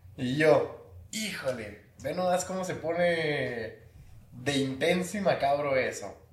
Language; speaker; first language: Spanish; native; Spanish